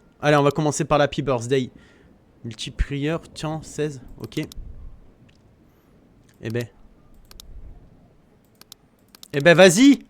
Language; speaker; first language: French; native; French